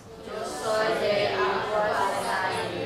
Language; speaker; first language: Spanish; non-native, learner; Malay